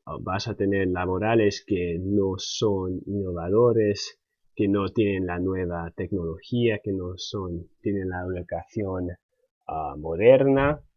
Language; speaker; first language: Spanish; non-native, fluent; English